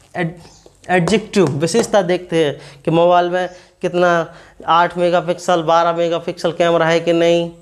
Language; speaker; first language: Hindi; native; Hindi